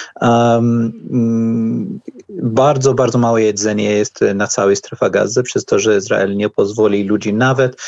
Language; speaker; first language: Polish; non-native, learner; Arabic